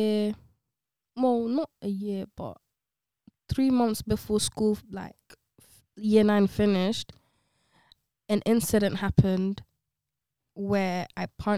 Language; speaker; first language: English; early bilingual, other home language; Konkani